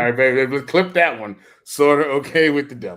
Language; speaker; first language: English; native; English